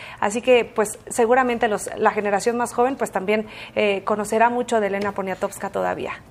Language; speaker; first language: Spanish; native; Spanish